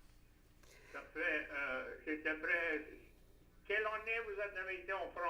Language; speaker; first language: French; native; French